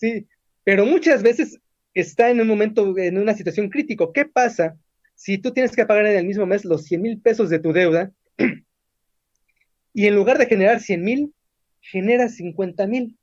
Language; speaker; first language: Spanish; native; Spanish